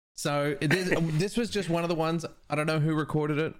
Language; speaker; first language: English; native; English